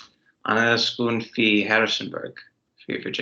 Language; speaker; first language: Arabic; non-native, learner; English